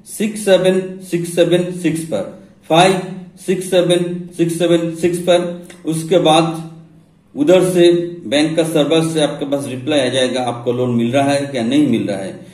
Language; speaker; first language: Hindi; non-native, local second language; Bangla